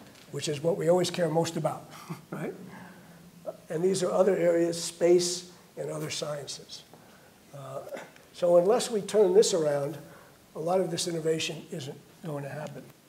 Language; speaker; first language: English; native; English